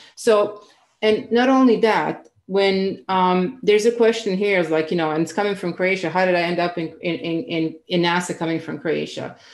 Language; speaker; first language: English; non-native, fluent; Croatian